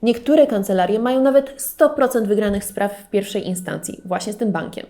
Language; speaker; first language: Polish; native; Polish